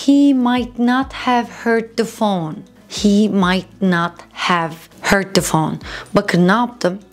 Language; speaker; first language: English; non-native, fluent; Turkish